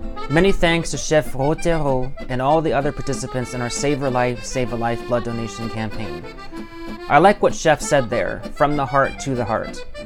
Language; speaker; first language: English; native; English